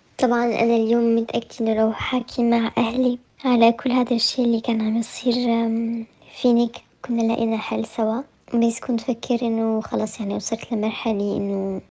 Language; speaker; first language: Arabic; early bilingual, heritage; French